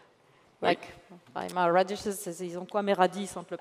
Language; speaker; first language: French; native; French